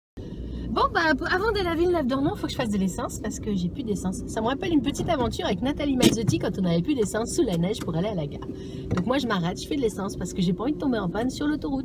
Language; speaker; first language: French; native; French